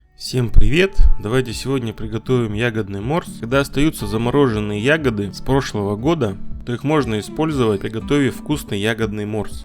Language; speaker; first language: Russian; native; Russian